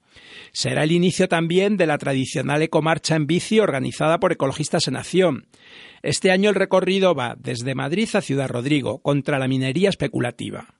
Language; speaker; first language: Spanish; native; Spanish